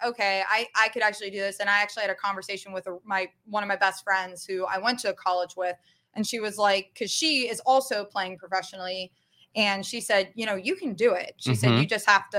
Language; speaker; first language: English; native; English